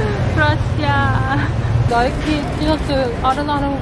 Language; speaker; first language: Korean; native; Korean